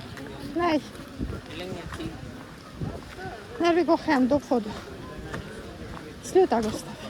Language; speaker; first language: Swedish; non-native, learner; Russian